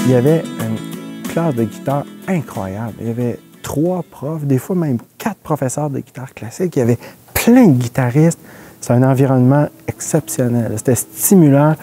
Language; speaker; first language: French; native; French